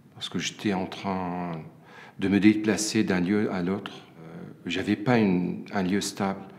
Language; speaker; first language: French; non-native, fluent; Arabic